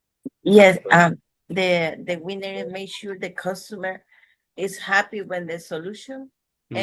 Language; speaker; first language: English; non-native, learner; Spanish